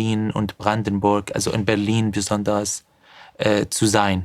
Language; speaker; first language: German; non-native, fluent; Arabic